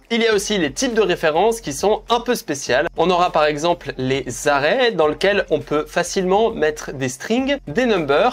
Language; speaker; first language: French; native; French